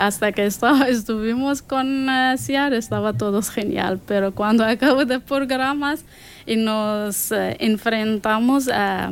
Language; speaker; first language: Spanish; non-native, learner; Persian